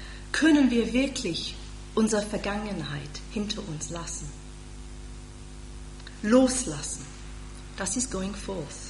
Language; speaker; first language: German; non-native, fluent; English